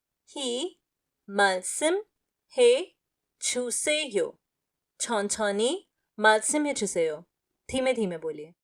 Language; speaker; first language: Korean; non-native, fluent; Hindi